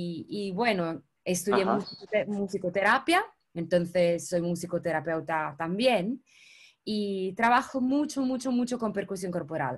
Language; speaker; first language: Spanish; non-native, fluent; Italian